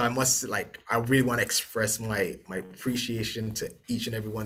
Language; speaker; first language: English; non-native, local second language; Akan